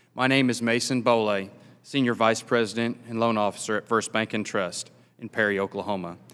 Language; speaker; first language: English; native; English